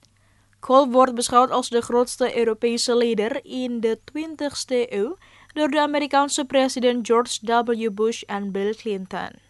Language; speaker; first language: Dutch; non-native, fluent; Indonesian